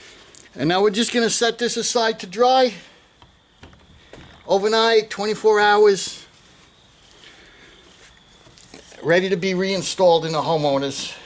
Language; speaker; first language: English; native; English